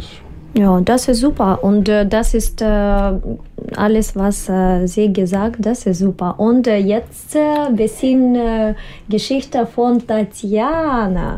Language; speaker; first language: German; non-native, learner; Russian